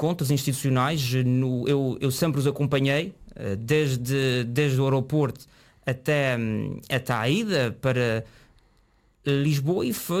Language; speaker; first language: Portuguese; native; Portuguese